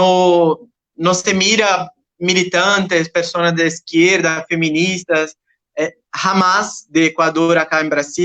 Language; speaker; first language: Spanish; non-native, learner; Portuguese